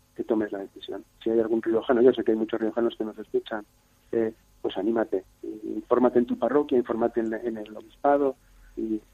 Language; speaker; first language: Spanish; native; Spanish